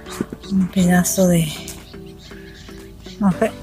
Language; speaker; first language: Spanish; native; Spanish